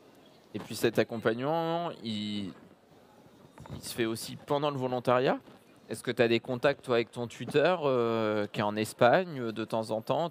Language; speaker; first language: French; native; French